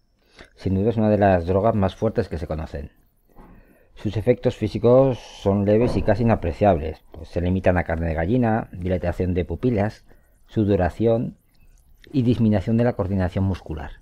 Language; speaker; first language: Spanish; native; Spanish